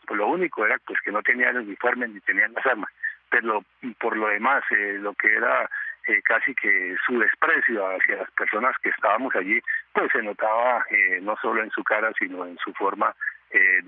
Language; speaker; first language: Spanish; native; Spanish